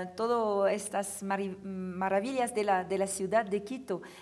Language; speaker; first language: Spanish; non-native, fluent; French